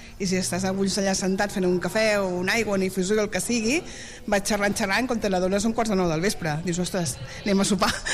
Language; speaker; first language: Catalan; native; Catalan